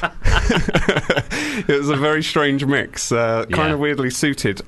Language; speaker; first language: English; native; English